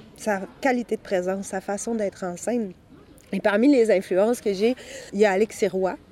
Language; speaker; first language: French; native; French